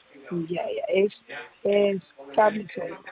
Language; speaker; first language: Spanish; native; Spanish